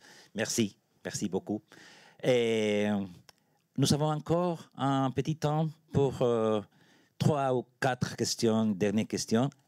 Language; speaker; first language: French; non-native, learner; Spanish